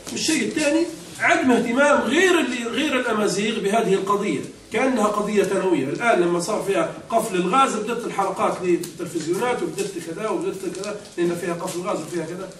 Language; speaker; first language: Arabic; non-native, local second language; Berber languages